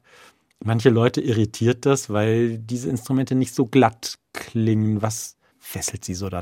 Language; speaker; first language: German; native; German